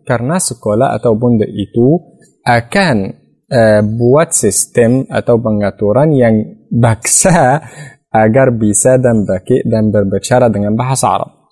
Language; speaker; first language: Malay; non-native, fluent; Arabic